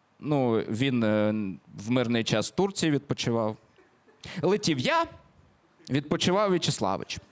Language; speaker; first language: Ukrainian; non-native, local second language; Russian